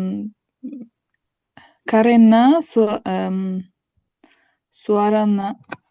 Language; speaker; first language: Indonesian; non-native, learner; Turkish